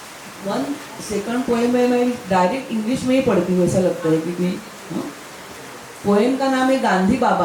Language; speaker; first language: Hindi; non-native, local second language; Marathi